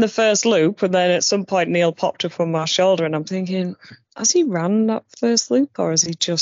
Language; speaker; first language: English; native; English